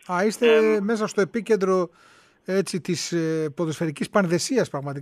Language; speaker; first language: Greek; native; Greek